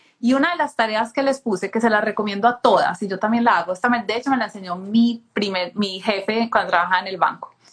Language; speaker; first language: Spanish; native; Spanish